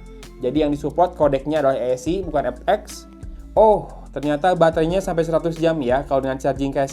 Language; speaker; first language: Indonesian; native; Indonesian